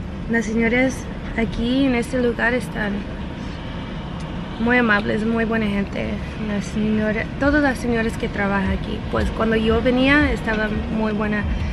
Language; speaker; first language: Spanish; early bilingual, other home language; English